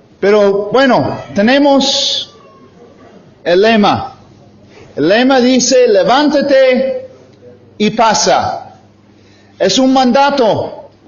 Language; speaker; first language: Spanish; non-native, fluent; English